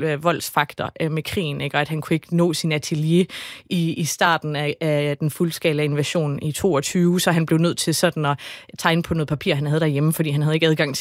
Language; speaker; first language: Danish; native; Danish